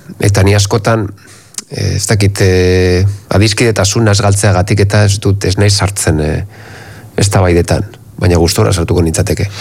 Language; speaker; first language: Basque; non-native, local second language; Spanish